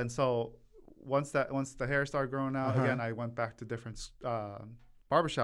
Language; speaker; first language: English; early bilingual, other home language; Korean